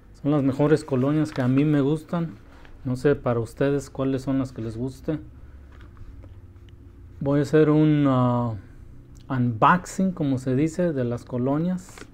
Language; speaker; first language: Spanish; early bilingual, heritage; Spanish